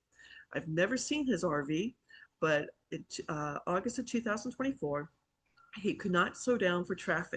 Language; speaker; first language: English; native; English